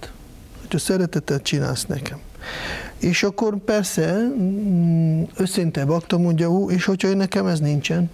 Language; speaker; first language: Hungarian; non-native, fluent; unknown